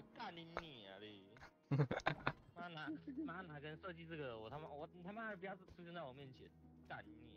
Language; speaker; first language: Chinese; native; Chinese